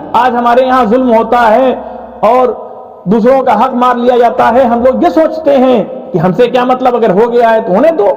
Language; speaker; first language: Urdu; native; Urdu